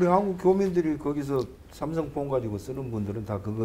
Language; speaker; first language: Korean; native; Korean